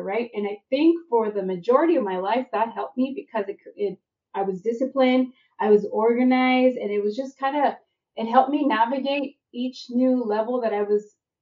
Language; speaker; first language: English; native; English